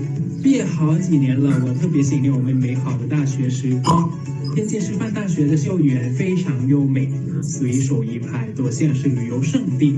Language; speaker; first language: Chinese; non-native, fluent; Thai